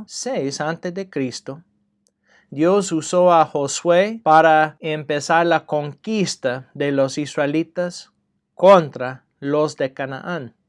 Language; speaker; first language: Spanish; non-native, fluent; English